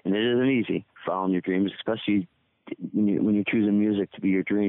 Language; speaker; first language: English; native; English